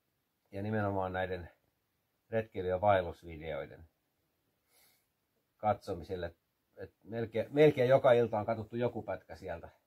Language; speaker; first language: Finnish; native; Finnish